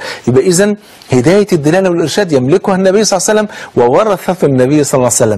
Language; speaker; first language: Arabic; native; Arabic